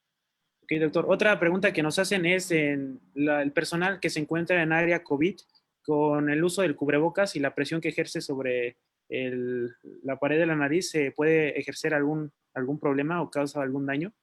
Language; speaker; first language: Spanish; native; Spanish